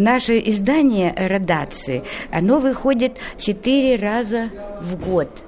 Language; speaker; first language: Polish; non-native, learner; Russian